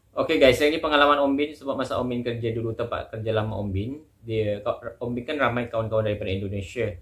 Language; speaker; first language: Malay; native; Malay